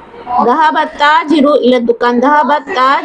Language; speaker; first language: Arabic; non-native, fluent; Urdu